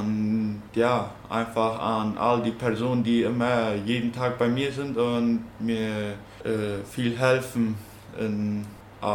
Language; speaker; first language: German; non-native, local second language; Plautdietsch